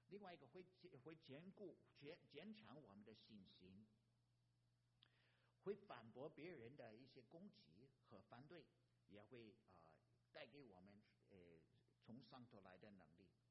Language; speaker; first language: Chinese; non-native, fluent; English